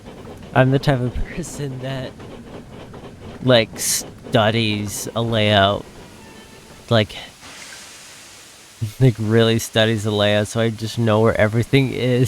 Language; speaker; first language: English; native; English